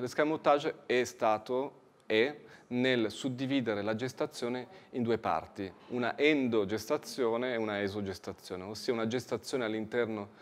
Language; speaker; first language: Italian; native; Italian